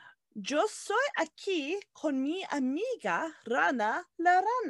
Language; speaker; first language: Spanish; non-native, learner; English